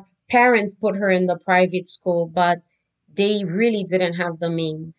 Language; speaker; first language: English; non-native, fluent; Haitian Creole